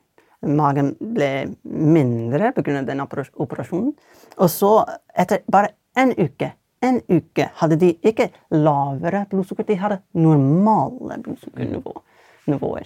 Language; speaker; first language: Norwegian; non-native, fluent; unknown